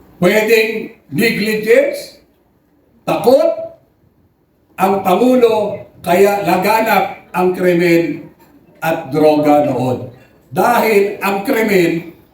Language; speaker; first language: Filipino; native; Filipino